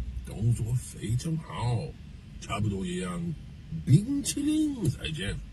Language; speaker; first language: Chinese; non-native, learner; English